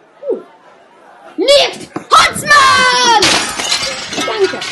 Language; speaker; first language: German; non-native, learner; English